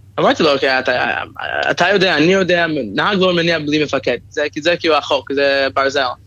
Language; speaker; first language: Hebrew; non-native, fluent; English